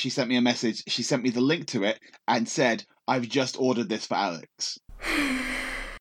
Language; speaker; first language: English; native; English